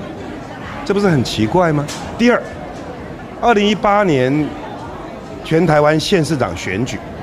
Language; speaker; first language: Chinese; native; Chinese